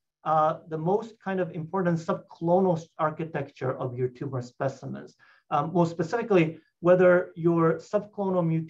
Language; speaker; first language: English; non-native, fluent; Japanese